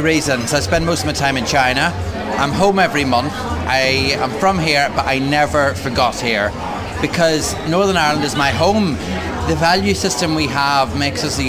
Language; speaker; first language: English; native; English